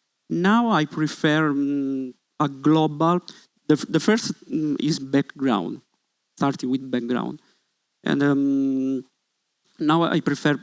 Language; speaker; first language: English; non-native, learner; Italian